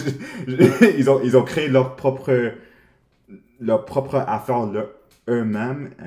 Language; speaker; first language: French; early bilingual, other home language; English